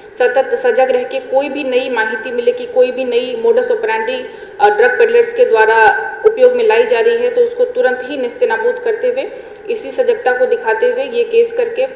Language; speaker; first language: Hindi; non-native, local second language; Gujarati